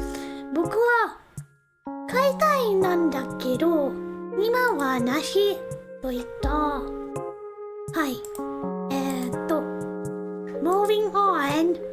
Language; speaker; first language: Japanese; non-native, learner; English